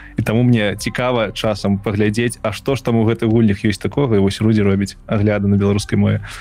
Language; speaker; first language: Belarusian; non-native, local second language; Russian